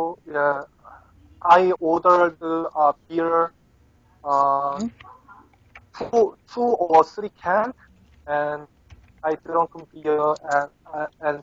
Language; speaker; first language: English; non-native, learner; Korean